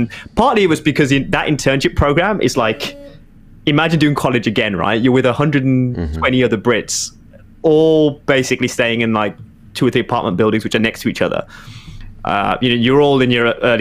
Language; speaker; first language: English; native; English